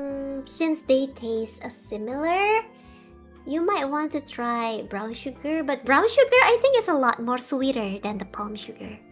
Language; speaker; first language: English; non-native, fluent; Indonesian